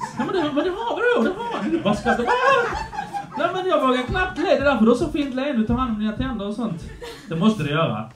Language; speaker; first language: Swedish; early bilingual, other home language; Polish